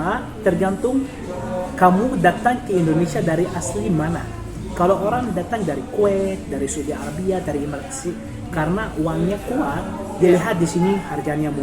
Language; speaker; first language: Indonesian; non-native, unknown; Arabic